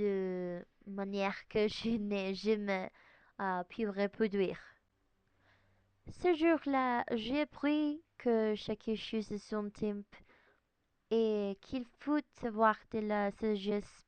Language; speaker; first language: French; non-native, learner; Spanish